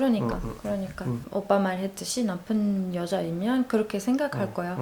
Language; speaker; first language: Korean; non-native, learner; Arabic